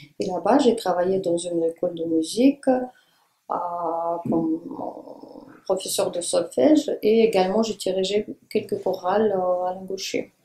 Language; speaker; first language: French; non-native, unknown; Russian